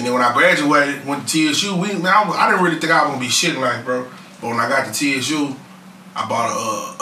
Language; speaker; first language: English; native; English